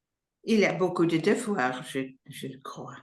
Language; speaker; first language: French; non-native, learner; English